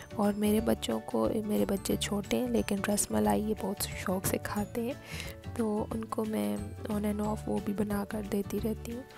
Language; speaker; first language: Urdu; non-native, local second language; Punjabi